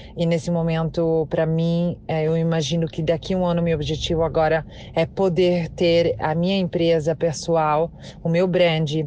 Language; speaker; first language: Portuguese; non-native, fluent; Italian